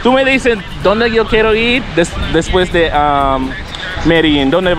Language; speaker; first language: Spanish; non-native, learner; English